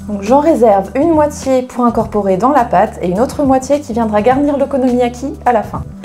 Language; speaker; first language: French; native; French